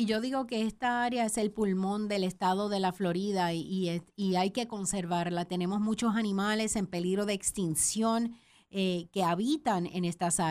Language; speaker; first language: Spanish; native; Spanish